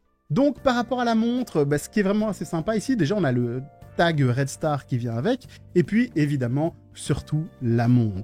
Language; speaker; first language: French; native; French